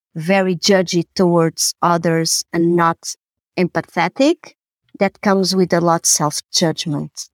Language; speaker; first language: English; non-native, fluent; Portuguese